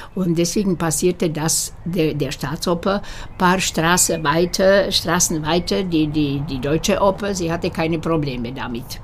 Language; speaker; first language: German; non-native, fluent; Slovak